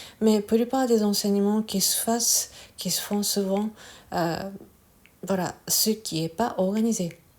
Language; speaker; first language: French; non-native, fluent; Japanese